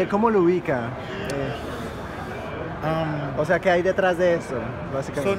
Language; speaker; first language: Spanish; native; Spanish